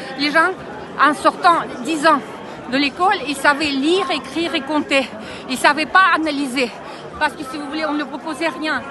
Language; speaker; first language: French; non-native, fluent; Russian